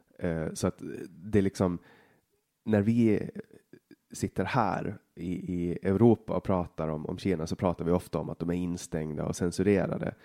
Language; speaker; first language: Swedish; native; Swedish